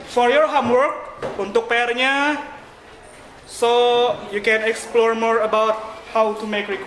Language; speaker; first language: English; non-native, fluent; Indonesian